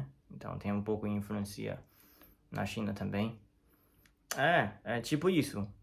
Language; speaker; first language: Portuguese; non-native, learner; Chinese